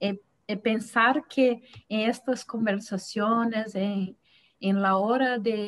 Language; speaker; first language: Spanish; non-native, fluent; Portuguese